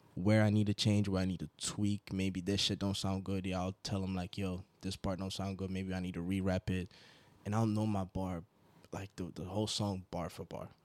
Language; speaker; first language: English; non-native, local second language; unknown